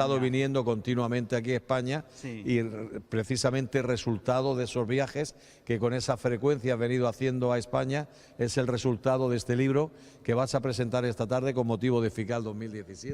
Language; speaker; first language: Spanish; native; Spanish